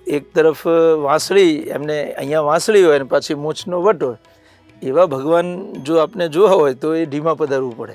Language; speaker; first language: Gujarati; non-native, local second language; Marwari